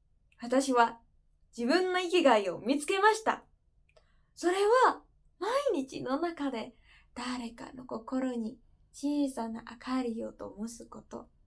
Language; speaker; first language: Japanese; non-native, fluent; Indonesian